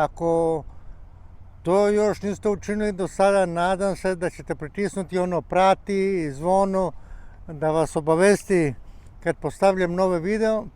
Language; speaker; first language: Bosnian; non-native, local second language; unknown